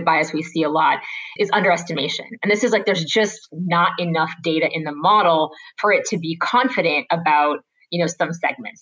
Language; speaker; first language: English; native; English